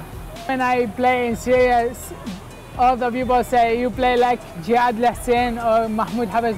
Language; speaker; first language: English; non-native, learner; Arabic